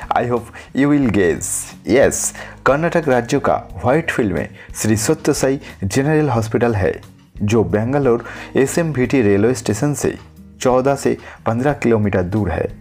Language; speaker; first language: Hindi; non-native, local second language; Bangla